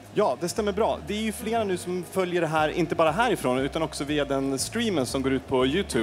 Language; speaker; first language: Swedish; native; Swedish